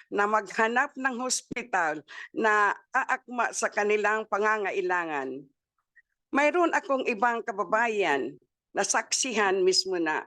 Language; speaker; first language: English; non-native, local second language; Waray